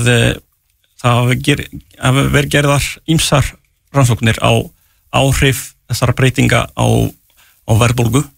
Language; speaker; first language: Icelandic; non-native, fluent; French